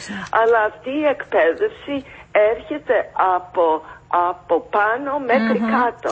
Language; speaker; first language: Greek; non-native, fluent; English